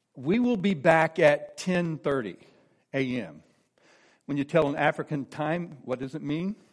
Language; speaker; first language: English; native; English